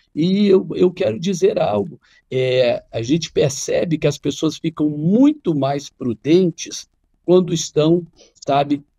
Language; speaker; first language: Portuguese; non-native, fluent; Arabic